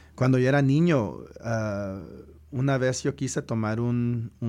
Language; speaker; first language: Spanish; early bilingual, heritage; Spanish